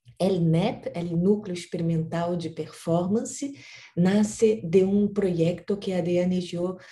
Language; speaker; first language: Portuguese; non-native, learner; Spanish